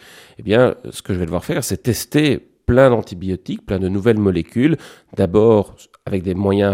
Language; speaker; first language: French; native; French